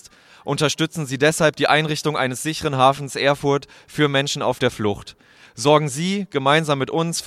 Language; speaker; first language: German; native; German